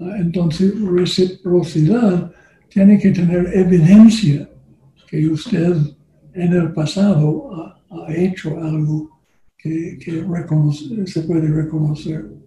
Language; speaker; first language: Spanish; non-native, learner; English